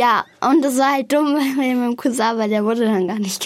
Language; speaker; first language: German; native; German